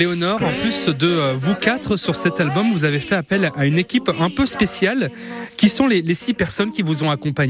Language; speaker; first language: French; native; French